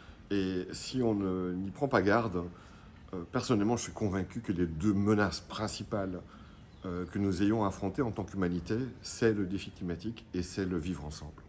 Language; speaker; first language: French; native; French